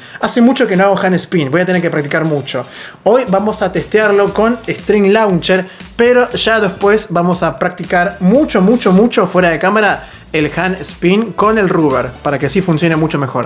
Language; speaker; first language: Spanish; native; Spanish